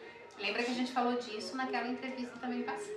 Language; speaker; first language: Portuguese; native; Portuguese